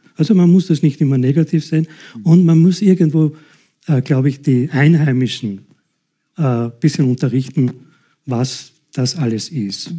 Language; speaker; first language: German; early bilingual, other home language; Persian